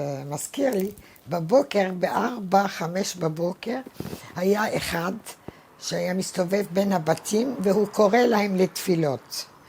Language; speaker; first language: Hebrew; non-native, fluent; Arabic